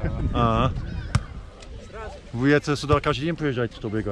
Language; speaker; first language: Russian; non-native, learner; English